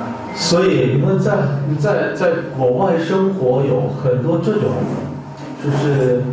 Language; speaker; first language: Chinese; non-native, fluent; Korean